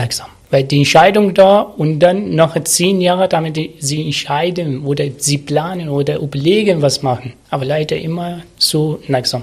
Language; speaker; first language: German; non-native, learner; Arabic